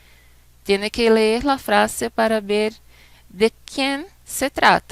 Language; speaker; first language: Spanish; non-native, fluent; Portuguese